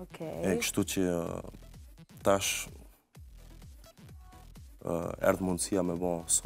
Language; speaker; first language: Albanian; early bilingual, heritage; Albanian